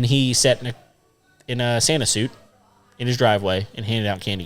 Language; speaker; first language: English; native; English